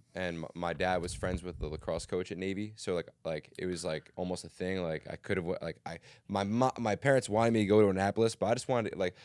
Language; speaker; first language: English; native; English